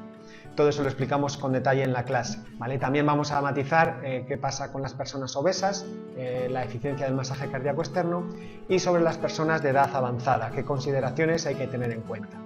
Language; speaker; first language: Spanish; native; Spanish